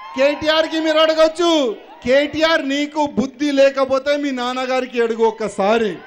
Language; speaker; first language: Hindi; native; Hindi